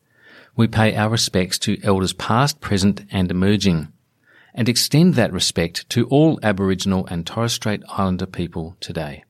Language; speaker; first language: English; native; English